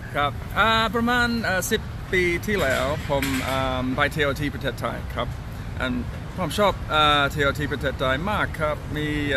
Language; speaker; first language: Thai; non-native, learner; English